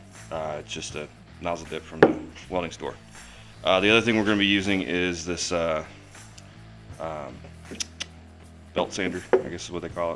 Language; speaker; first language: English; native; English